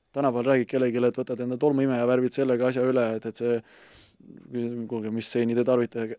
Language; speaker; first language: Estonian; native; Estonian